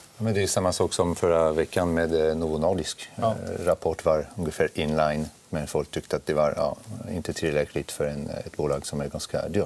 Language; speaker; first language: Swedish; non-native, fluent; French